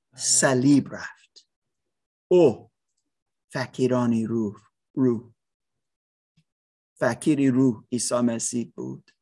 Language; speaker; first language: Persian; non-native, learner; English